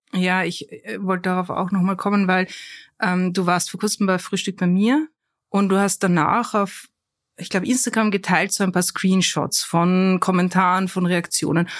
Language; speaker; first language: German; native; German